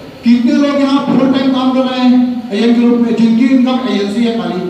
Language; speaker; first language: Hindi; native; Hindi